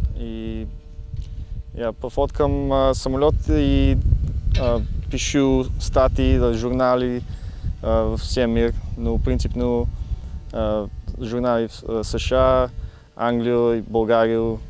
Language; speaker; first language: Russian; non-native, learner; German